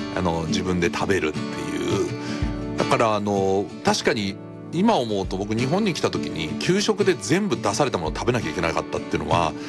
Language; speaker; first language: Japanese; early bilingual, other home language; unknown